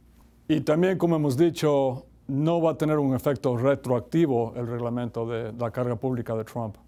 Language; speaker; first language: Spanish; non-native, fluent; English